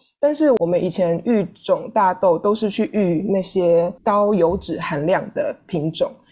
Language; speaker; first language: Chinese; native; Chinese